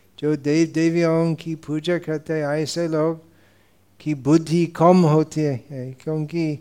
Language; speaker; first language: Hindi; non-native, fluent; English